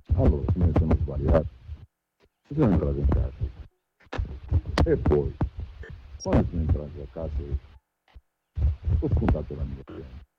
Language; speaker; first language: Italian; non-native, learner; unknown